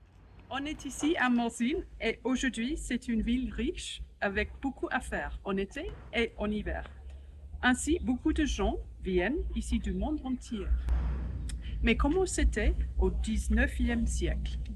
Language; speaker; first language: French; non-native, learner; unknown